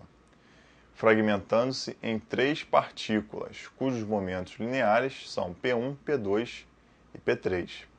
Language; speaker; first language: Portuguese; native; Portuguese